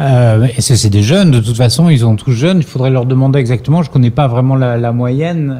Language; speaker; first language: French; native; French